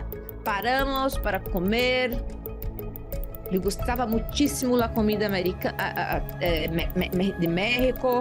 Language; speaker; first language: Spanish; non-native, learner; Portuguese